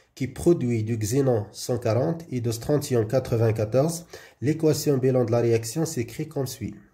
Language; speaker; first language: French; non-native, local second language; Arabic